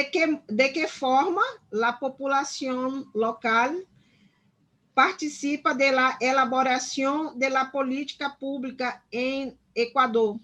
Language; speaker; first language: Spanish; non-native, learner; Portuguese